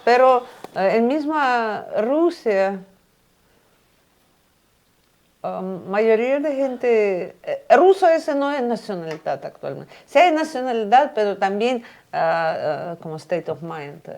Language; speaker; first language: Spanish; non-native, fluent; Russian